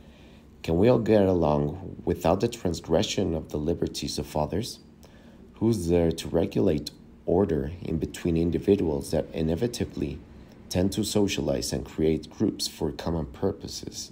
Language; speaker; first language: English; non-native, fluent; Spanish